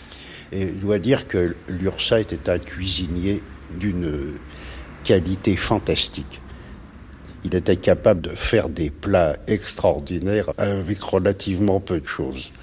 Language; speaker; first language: French; native; French